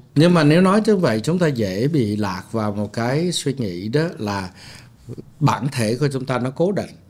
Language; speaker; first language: Vietnamese; native; Vietnamese